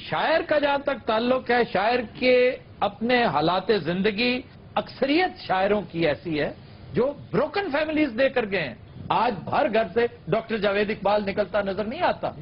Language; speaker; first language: Urdu; non-native, local second language; Punjabi